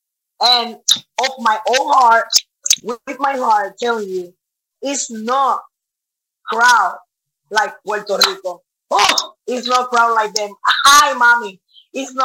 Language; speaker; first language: English; non-native, learner; Spanish